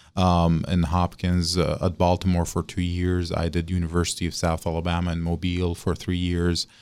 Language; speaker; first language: English; non-native, fluent; Arabic